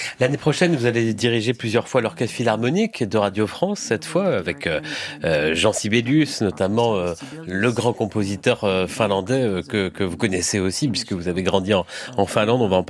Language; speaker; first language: French; native; French